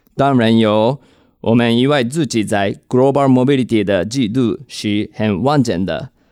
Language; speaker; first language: Chinese; non-native, fluent; Japanese